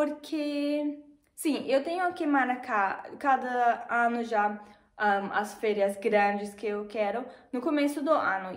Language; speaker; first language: Portuguese; non-native, fluent; German